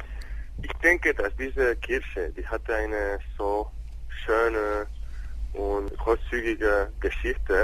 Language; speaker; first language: German; non-native, learner; Spanish